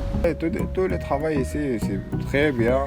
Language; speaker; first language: French; non-native, learner; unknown